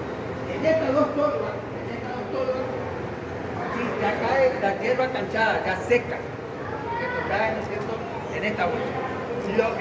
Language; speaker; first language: Spanish; native; Spanish